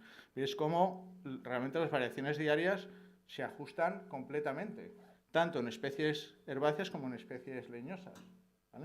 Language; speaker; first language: Spanish; native; Spanish